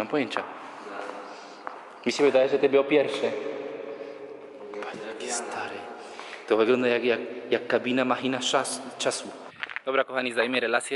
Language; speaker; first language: Polish; non-native, learner; Spanish